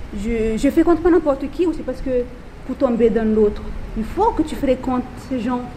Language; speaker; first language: French; non-native, local second language; Malagasy